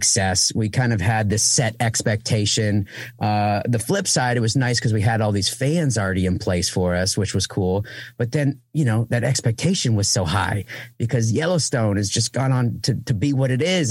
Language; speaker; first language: English; native; English